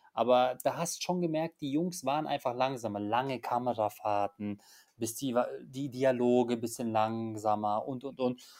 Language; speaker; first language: German; early bilingual, other home language; Polish